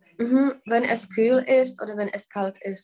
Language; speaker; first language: German; non-native, fluent; Czech